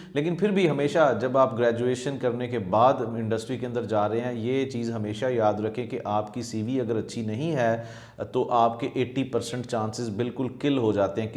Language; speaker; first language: Urdu; non-native, local second language; Punjabi